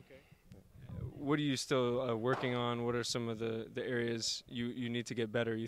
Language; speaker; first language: English; native; English